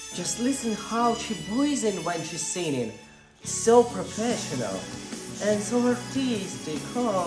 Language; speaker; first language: English; non-native, learner; Russian